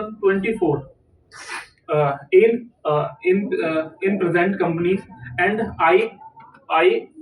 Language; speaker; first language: English; non-native, learner; Hindi